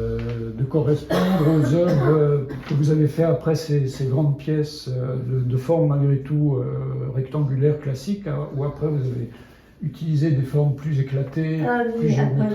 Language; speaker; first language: French; native; French